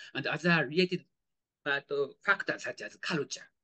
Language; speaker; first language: English; non-native, fluent; Japanese